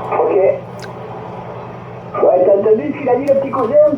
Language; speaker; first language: French; native; French